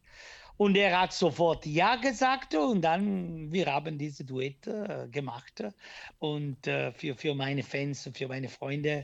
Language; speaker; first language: German; non-native, learner; Italian